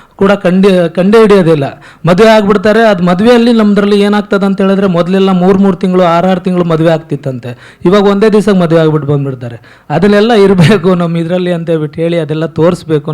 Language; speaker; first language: Kannada; non-native, local second language; Lambadi